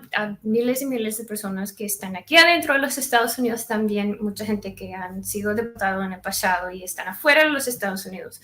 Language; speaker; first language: Spanish; non-native, fluent; English